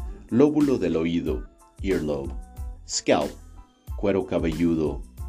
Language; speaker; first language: Spanish; native; Spanish